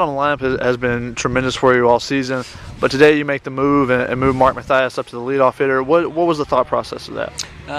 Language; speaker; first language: English; native; English